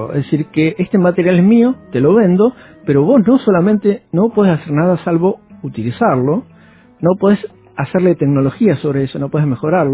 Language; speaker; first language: Spanish; native; Spanish